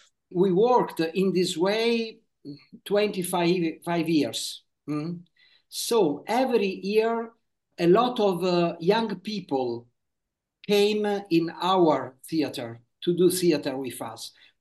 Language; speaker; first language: English; non-native, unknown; Italian